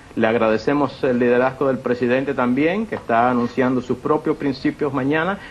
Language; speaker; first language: Spanish; early bilingual, heritage; Spanish